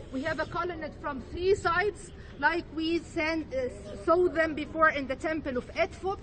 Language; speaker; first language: English; non-native, fluent; Arabic